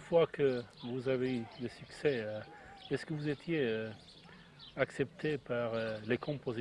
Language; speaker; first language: French; non-native, fluent; Macedonian